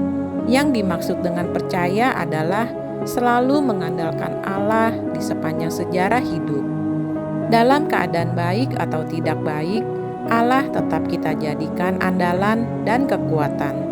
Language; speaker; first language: Indonesian; native; Indonesian